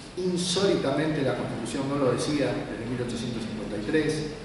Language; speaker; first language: Spanish; native; Spanish